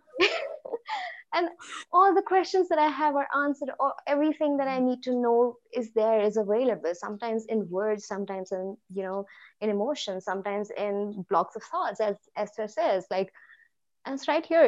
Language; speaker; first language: English; non-native, local second language; Hindi